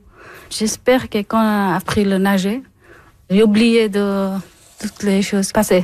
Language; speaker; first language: French; non-native, learner; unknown